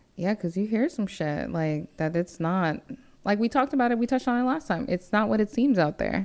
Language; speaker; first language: English; early bilingual, other home language; Spanish